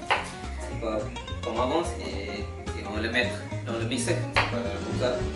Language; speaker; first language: French; non-native, learner; Malay